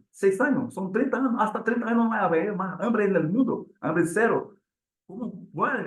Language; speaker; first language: Spanish; non-native, learner; Portuguese